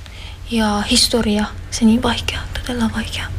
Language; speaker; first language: Finnish; non-native, learner; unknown